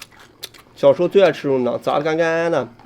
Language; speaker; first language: Chinese; native; Chinese